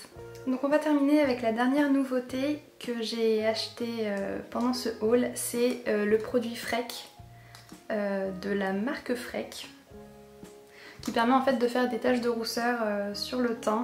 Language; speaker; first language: French; native; French